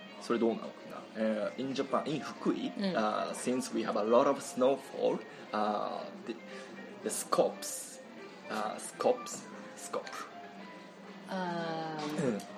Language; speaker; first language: English; non-native, learner; Japanese